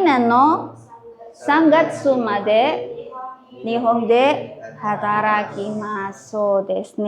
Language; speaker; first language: Japanese; non-native, fluent; Indonesian